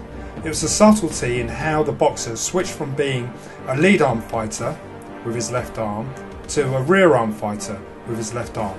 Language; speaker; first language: English; native; English